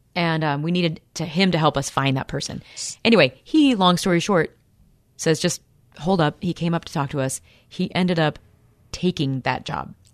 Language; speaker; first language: English; native; English